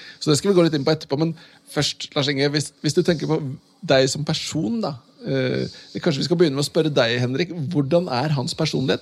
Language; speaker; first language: Norwegian; native; Norwegian